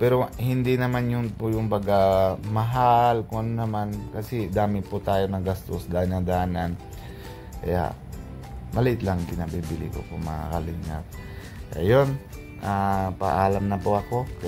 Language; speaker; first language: Filipino; non-native, learner; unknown